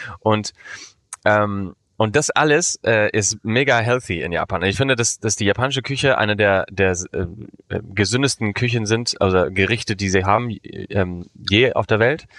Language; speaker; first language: German; early bilingual, heritage; German